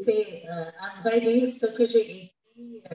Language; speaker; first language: French; non-native, fluent; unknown